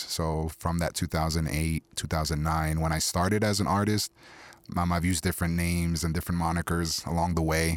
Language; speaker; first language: English; early bilingual, other home language; Spanish